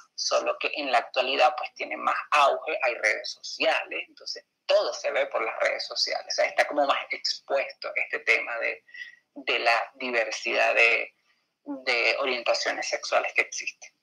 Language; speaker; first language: Spanish; native; Spanish